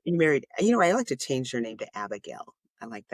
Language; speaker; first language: English; native; English